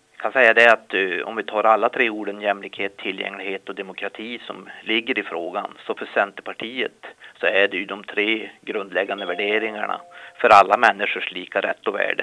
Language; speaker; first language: Swedish; native; Swedish